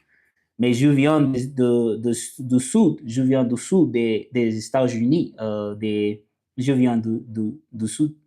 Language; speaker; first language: French; non-native, learner; English